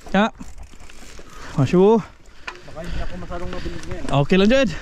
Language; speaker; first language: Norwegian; non-native, learner; Filipino